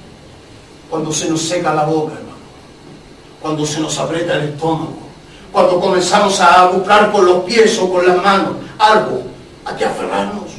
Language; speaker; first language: Spanish; native; Spanish